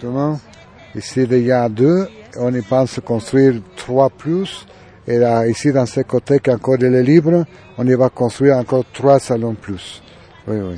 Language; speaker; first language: French; non-native, learner; Spanish